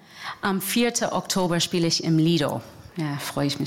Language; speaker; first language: German; non-native, fluent; English